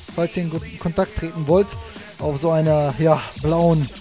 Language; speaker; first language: German; native; German